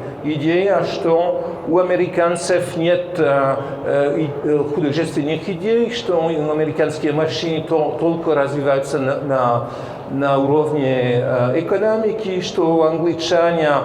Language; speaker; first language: Russian; non-native, fluent; French